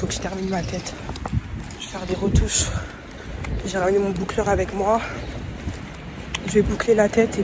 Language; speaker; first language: French; native; French